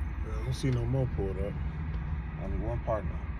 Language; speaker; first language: English; native; English